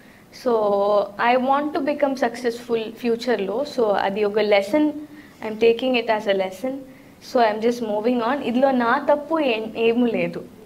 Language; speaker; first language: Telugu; non-native, learner; Tamil